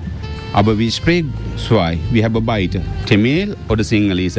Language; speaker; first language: German; non-native, learner; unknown